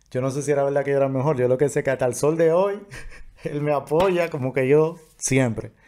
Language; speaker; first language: Spanish; native; Spanish